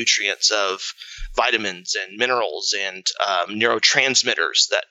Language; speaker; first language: English; native; English